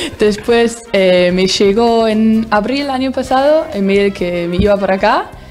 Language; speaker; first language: Spanish; non-native, fluent; German